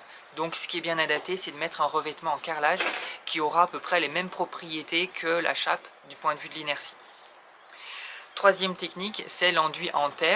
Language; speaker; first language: French; native; French